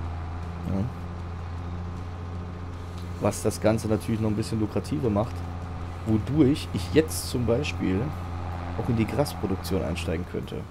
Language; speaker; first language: German; native; German